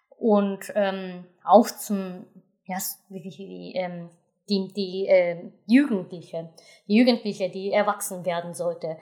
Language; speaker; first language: German; non-native, fluent; Japanese